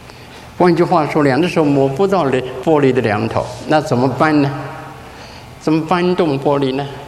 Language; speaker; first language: Chinese; native; Chinese